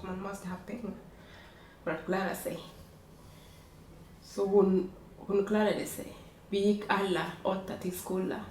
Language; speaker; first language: Swedish; non-native, fluent; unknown